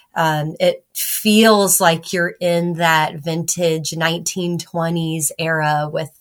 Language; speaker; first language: English; native; English